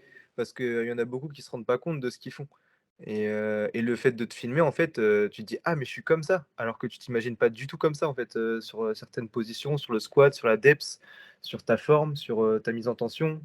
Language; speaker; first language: French; native; French